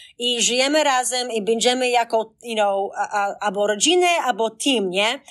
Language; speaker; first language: Polish; early bilingual, heritage; Polish